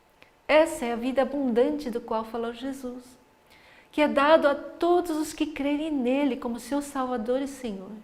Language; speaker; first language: Portuguese; native; Portuguese